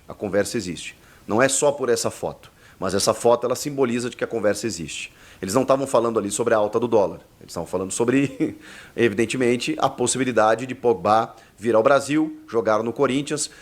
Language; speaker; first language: Portuguese; native; Portuguese